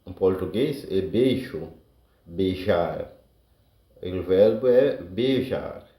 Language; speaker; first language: Portuguese; non-native, learner; Haitian Creole